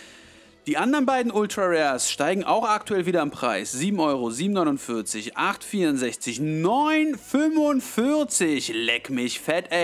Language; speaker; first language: German; native; German